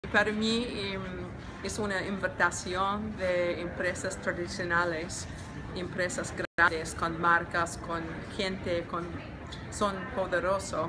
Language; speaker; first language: Spanish; non-native, learner; English